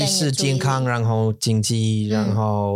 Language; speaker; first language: Chinese; non-native, learner; English